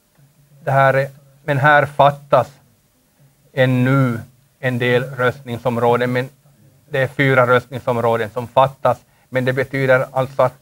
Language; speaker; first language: Swedish; native; Swedish